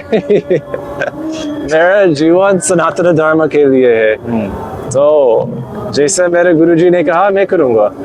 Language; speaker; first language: Hindi; non-native, learner; English